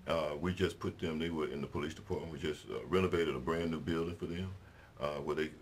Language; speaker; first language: English; native; English